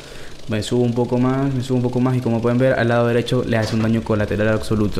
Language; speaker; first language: Spanish; native; Spanish